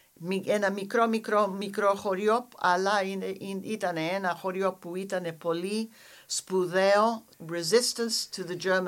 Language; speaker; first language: Greek; non-native, fluent; English